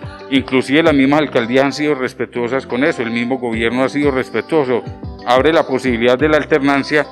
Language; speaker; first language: Spanish; native; Spanish